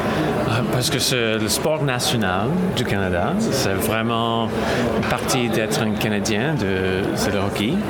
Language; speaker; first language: French; non-native, local second language; English